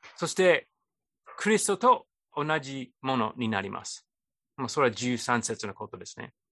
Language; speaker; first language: Japanese; non-native, fluent; English